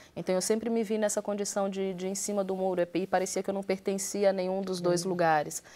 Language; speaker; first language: Portuguese; native; Portuguese